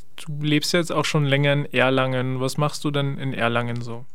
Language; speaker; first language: German; native; German